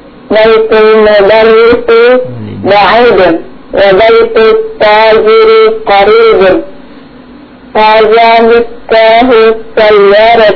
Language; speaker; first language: Arabic; non-native, learner; Indonesian